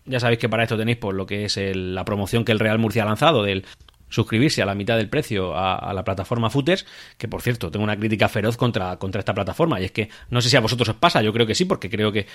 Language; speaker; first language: Spanish; native; Spanish